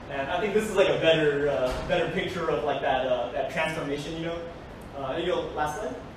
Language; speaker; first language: English; native; English